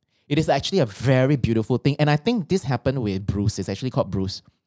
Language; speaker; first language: English; non-native, local second language; Chinese